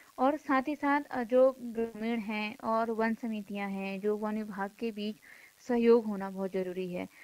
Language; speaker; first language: Hindi; native; Hindi